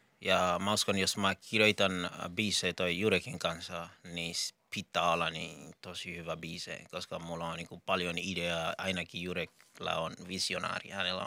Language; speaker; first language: Finnish; non-native, learner; Rundi